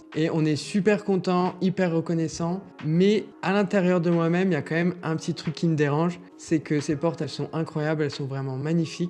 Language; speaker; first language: French; native; French